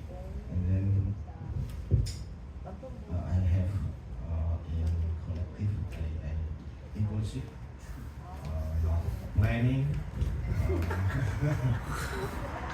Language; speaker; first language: English; non-native, learner; Indonesian